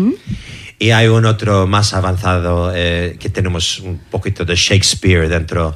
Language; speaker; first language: Spanish; non-native, learner; English